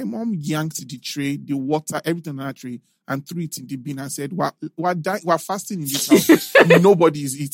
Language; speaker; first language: English; non-native, local second language; Yoruba